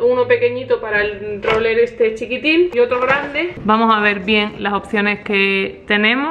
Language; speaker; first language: Spanish; native; Spanish